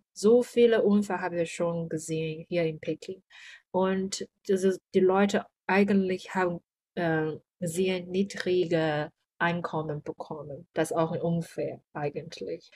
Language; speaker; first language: German; non-native, learner; Chinese